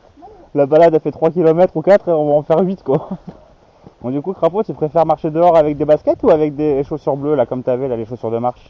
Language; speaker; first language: French; native; French